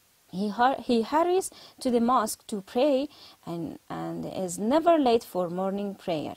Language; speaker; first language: English; non-native, fluent; Persian